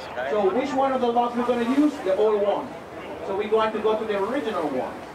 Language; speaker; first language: English; non-native, fluent; Spanish